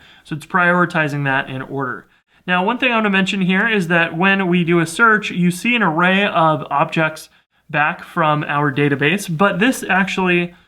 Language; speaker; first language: English; native; English